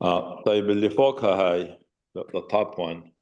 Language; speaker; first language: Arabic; native; Arabic